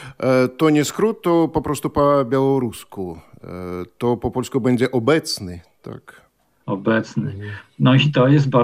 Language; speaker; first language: Polish; non-native, fluent; Belarusian